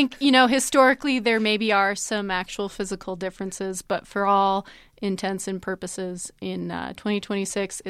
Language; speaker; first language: English; native; English